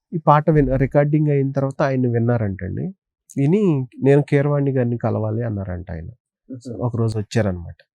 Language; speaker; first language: Telugu; native; Telugu